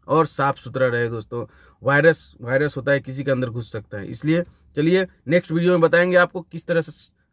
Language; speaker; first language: Hindi; native; Hindi